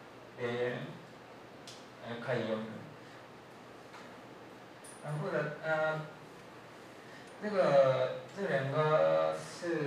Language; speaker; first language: Chinese; non-native, learner; Japanese